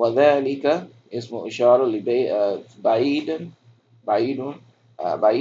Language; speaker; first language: Arabic; non-native, fluent; English